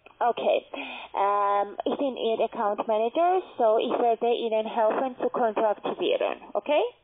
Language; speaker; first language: German; non-native, learner; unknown